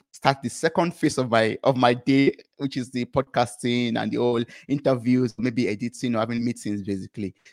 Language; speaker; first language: English; non-native, local second language; Yoruba